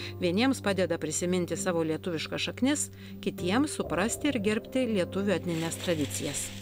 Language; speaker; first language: Lithuanian; native; Lithuanian